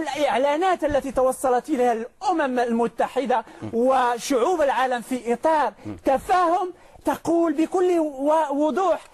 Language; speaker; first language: Arabic; non-native, local second language; Tachelhit